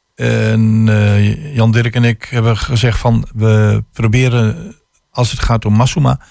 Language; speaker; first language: Dutch; native; Dutch